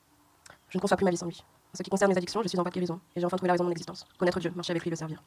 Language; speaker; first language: French; native; French